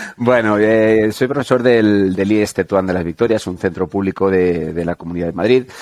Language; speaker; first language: Spanish; native; Spanish